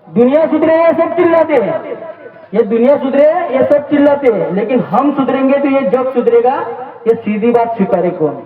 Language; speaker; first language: Hindi; non-native, local second language; Marathi